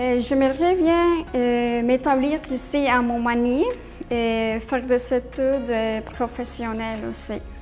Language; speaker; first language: French; non-native, fluent; Spanish